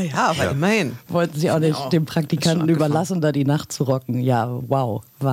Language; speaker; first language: German; native; German